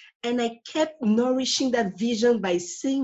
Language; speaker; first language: English; non-native, local second language; French